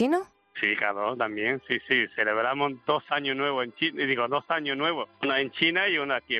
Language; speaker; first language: Spanish; non-native, learner; Chinese